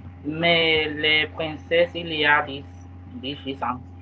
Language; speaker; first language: French; non-native, learner; Spanish